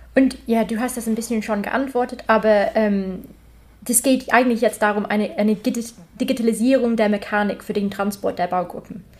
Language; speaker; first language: German; non-native, fluent; English